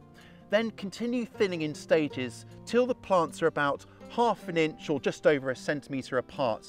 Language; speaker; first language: English; native; English